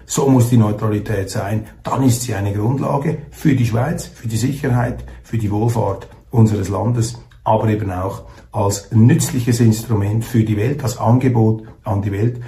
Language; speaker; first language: German; native; German